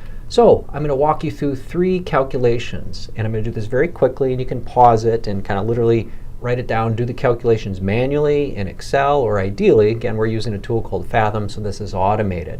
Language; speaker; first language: English; native; English